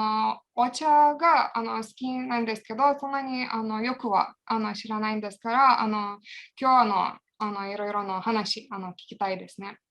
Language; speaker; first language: Japanese; non-native, fluent; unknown